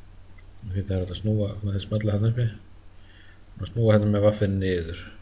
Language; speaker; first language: Icelandic; native; Icelandic